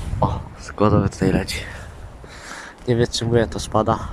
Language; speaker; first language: Polish; native; Polish